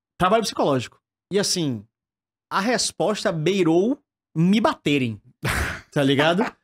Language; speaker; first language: Portuguese; native; Portuguese